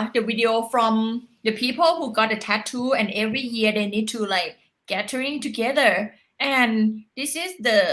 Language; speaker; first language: English; non-native, learner; Thai